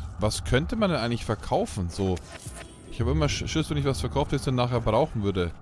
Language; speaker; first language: German; native; German